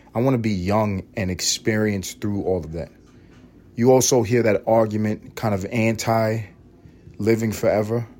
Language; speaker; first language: English; early bilingual, other home language; Spanish